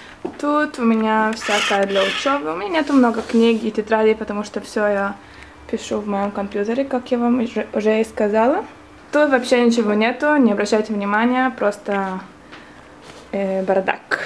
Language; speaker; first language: Russian; early bilingual, heritage; Russian